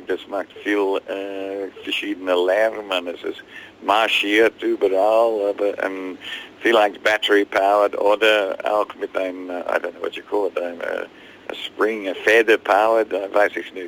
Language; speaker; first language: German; non-native, learner; English